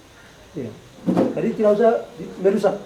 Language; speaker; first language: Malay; non-native, local second language; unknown